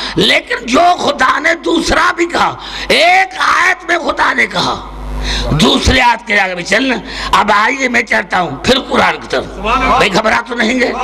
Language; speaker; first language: Urdu; non-native, local second language; Sindhi